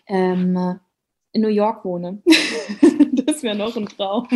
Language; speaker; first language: German; native; German